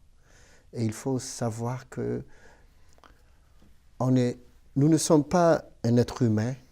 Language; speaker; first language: French; non-native, local second language; Malagasy